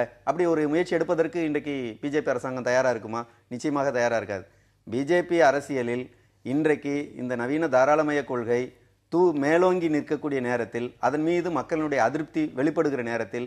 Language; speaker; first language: Tamil; native; Tamil